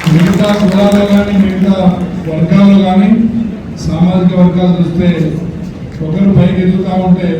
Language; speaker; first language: Telugu; native; Telugu